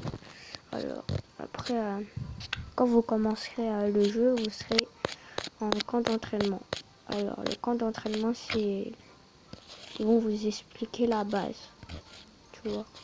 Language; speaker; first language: French; native; French